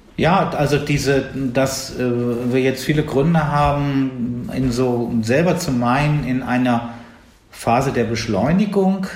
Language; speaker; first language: German; native; German